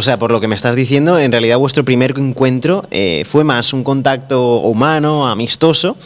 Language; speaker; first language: Spanish; native; Spanish